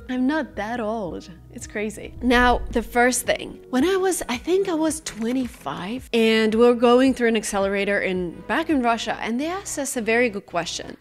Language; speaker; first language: English; non-native, fluent; Russian